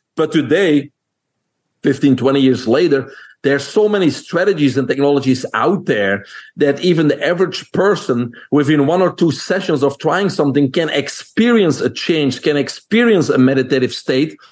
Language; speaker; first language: English; non-native, fluent; French